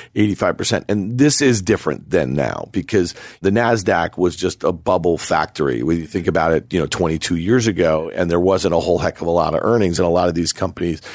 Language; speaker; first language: English; native; English